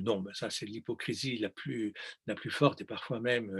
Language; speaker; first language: French; native; French